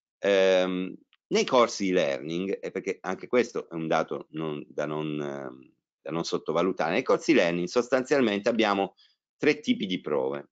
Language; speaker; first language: Italian; native; Italian